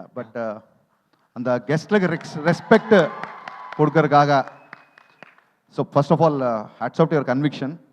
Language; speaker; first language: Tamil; non-native, learner; Telugu